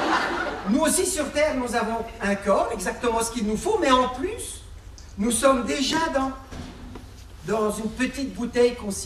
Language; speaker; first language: French; native; French